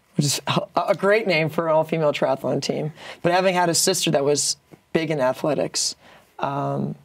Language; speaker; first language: English; native; English